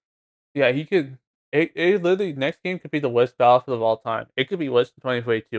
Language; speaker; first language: English; native; English